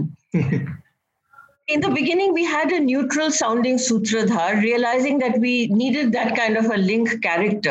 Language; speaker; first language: English; non-native, local second language; Bangla